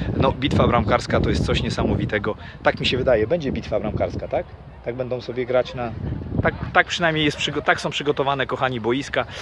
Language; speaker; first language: Polish; native; Polish